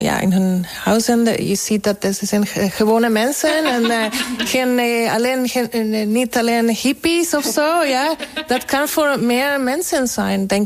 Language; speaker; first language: Dutch; non-native, fluent; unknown